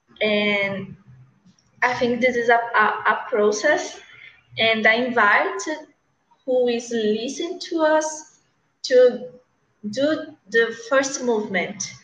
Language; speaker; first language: English; non-native, learner; Portuguese